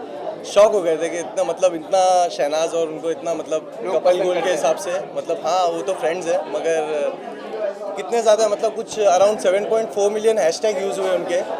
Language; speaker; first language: Hindi; native; Hindi